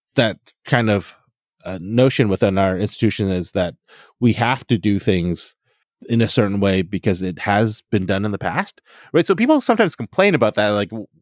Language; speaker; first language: English; native; English